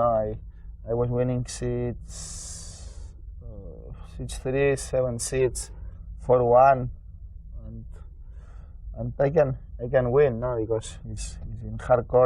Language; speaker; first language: English; non-native, learner; Spanish